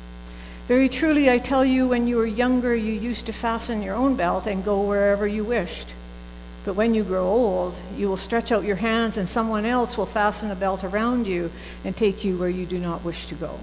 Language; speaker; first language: English; native; English